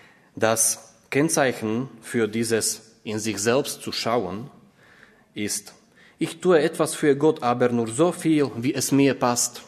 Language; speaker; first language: German; non-native, fluent; Slovak